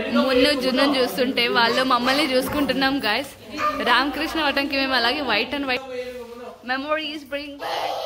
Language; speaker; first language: Telugu; non-native, local second language; Marathi